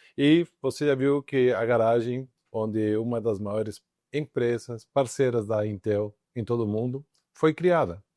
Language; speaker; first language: Portuguese; native; Portuguese